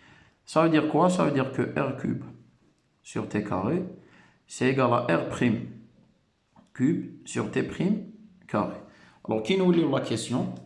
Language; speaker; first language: French; non-native, local second language; Arabic